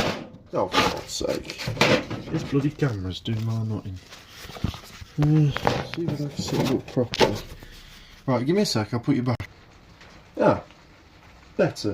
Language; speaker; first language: English; native; English